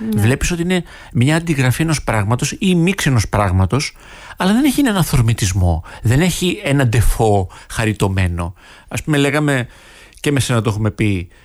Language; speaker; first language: Greek; native; Greek